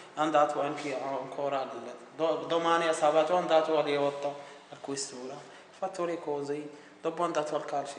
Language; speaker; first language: Italian; non-native, learner; Arabic